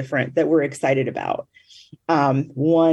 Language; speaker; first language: English; native; English